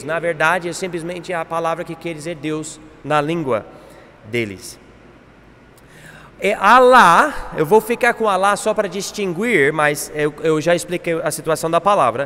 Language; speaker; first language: Portuguese; non-native, fluent; English